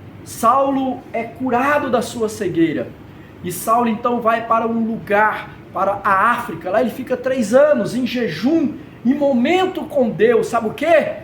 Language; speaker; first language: Portuguese; native; Portuguese